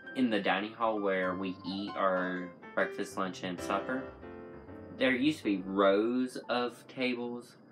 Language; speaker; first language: English; native; English